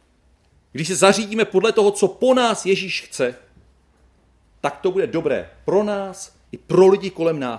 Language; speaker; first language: Czech; native; Czech